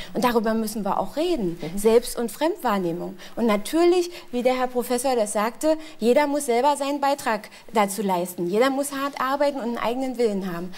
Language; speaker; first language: German; native; German